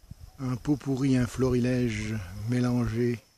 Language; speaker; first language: French; native; French